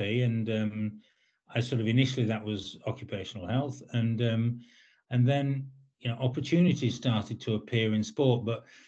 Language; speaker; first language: English; native; English